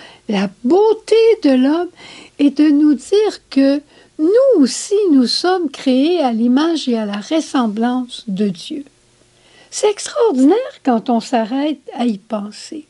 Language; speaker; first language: French; native; French